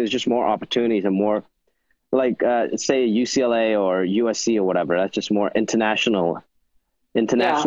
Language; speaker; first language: English; non-native, local second language; Wu Chinese